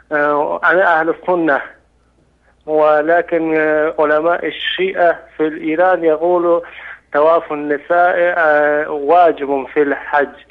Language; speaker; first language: Arabic; non-native, learner; Baluchi